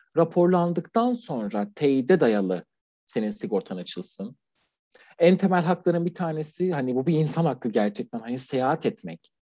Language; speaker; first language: Turkish; non-native, fluent; Persian